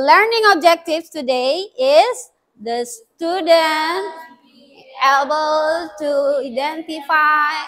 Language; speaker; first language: English; non-native, learner; Indonesian